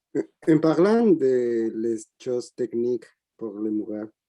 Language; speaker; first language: French; non-native, learner; Spanish